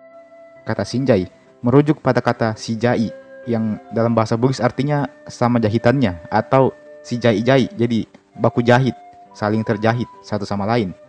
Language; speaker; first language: Indonesian; native; Indonesian